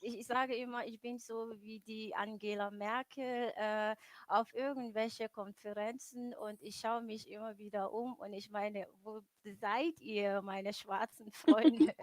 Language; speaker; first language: German; non-native, fluent; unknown